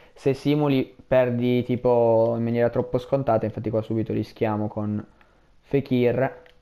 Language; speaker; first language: Italian; native; Italian